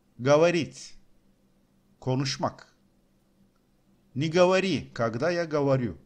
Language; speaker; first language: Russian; non-native, learner; Turkish